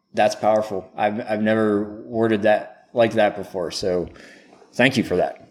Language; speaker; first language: English; native; English